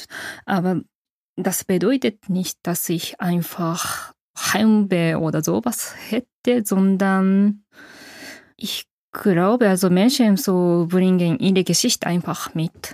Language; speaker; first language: German; non-native, fluent; Japanese